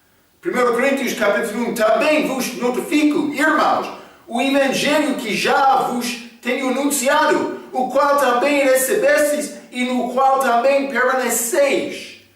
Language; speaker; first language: Portuguese; non-native, fluent; English